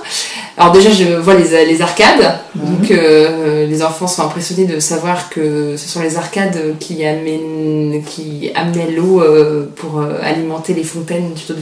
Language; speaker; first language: French; native; French